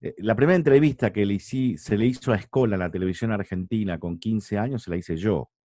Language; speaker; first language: Spanish; native; Spanish